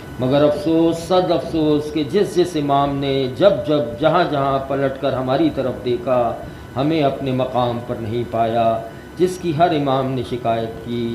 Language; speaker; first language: Urdu; native; Urdu